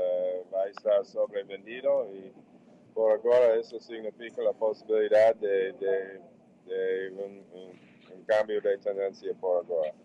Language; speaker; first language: Portuguese; non-native, fluent; English